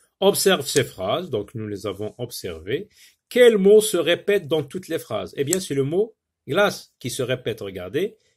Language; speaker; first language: French; non-native, local second language; Arabic